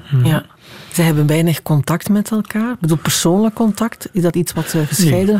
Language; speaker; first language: Dutch; native; Dutch